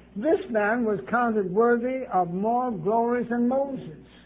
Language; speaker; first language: English; native; English